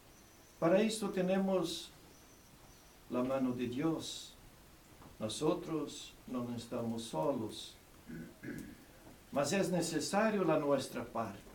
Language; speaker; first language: Spanish; non-native, fluent; Portuguese